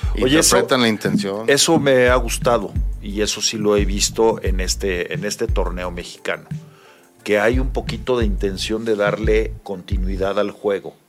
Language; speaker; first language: Spanish; native; Spanish